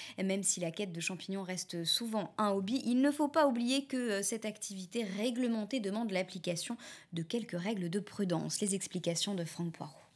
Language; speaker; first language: French; native; French